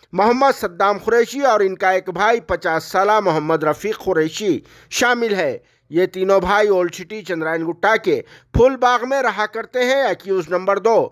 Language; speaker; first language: Hindi; non-native, local second language; Urdu